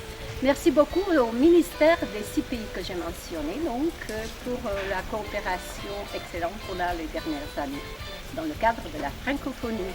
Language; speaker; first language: French; non-native, fluent; Macedonian